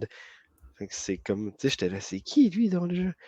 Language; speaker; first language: French; native; French